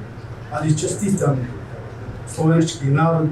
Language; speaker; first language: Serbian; non-native, fluent; Arabic